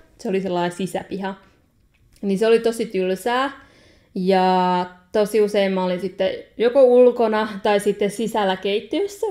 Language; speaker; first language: Finnish; early bilingual, other home language; Nepali